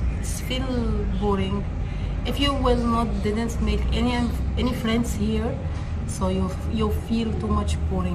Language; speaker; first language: English; non-native, learner; Arabic